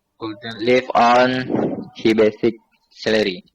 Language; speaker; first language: English; non-native, learner; Indonesian